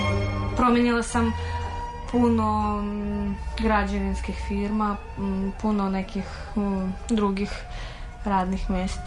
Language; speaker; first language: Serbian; non-native, fluent; Russian